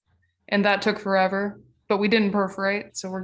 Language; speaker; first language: English; native; English